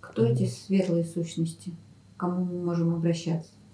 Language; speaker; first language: Russian; native; Russian